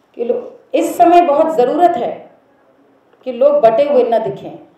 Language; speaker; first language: Hindi; native; Hindi